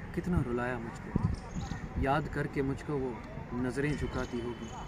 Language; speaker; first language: Hindi; native; Hindi